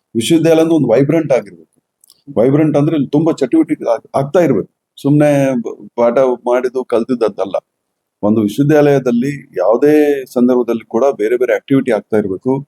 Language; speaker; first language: Kannada; native; Kannada